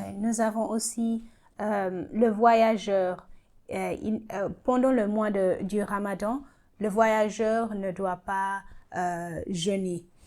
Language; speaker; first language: French; non-native, learner; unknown